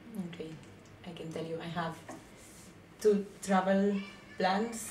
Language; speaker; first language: English; non-native, learner; Spanish